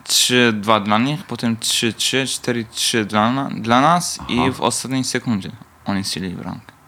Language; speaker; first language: Polish; non-native, fluent; Persian